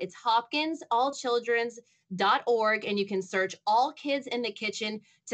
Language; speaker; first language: English; native; English